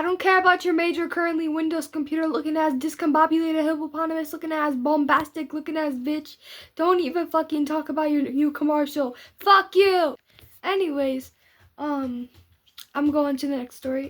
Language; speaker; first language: English; native; English